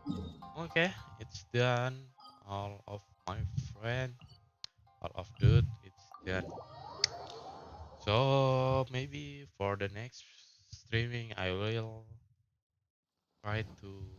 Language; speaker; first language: English; non-native, learner; Indonesian